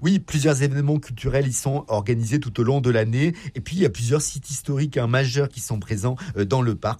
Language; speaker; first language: French; native; French